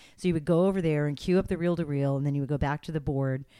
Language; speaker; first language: English; native; English